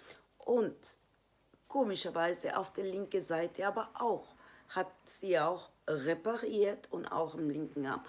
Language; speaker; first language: German; non-native, fluent; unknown